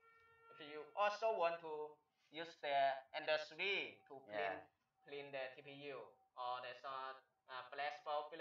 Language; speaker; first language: English; non-native, learner; Chinese